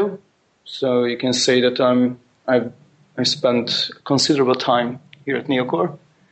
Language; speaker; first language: English; non-native, fluent; Hungarian